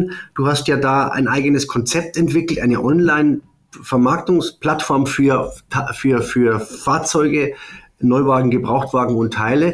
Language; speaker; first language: German; native; German